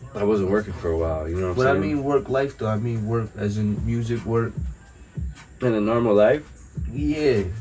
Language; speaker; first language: English; native; English